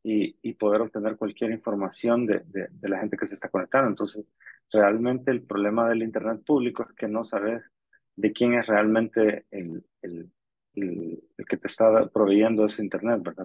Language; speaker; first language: Spanish; native; Spanish